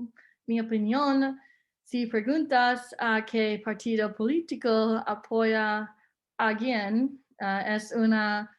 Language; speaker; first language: Spanish; non-native, learner; English